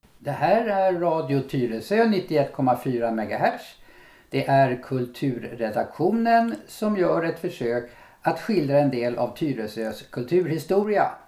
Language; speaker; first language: Swedish; native; Swedish